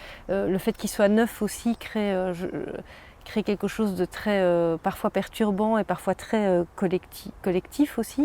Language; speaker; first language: French; native; French